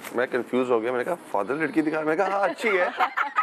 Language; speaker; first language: Urdu; native; Urdu